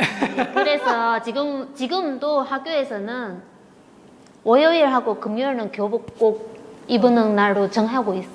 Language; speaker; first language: Korean; non-native, fluent; Vietnamese